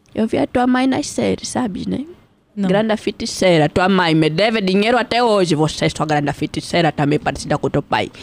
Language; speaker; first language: Portuguese; early bilingual, heritage; Portuguese